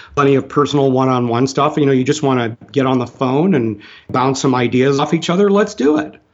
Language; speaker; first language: English; native; English